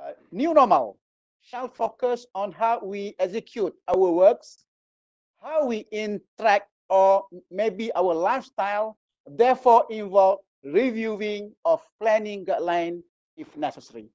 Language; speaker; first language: English; non-native, local second language; Malay